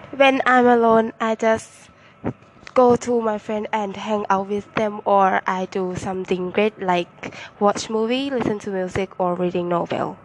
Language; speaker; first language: English; non-native, learner; Thai